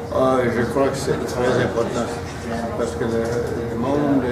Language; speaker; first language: French; early bilingual, heritage; French